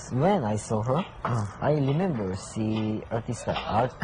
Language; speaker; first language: English; non-native, learner; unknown